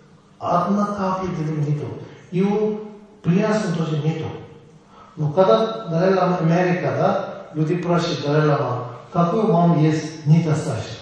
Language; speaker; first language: Russian; non-native, learner; Tibetan